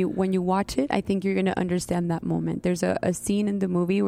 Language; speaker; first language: English; non-native, fluent; Spanish